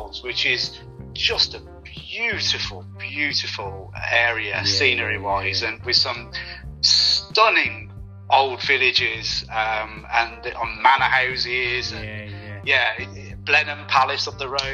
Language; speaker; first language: English; native; English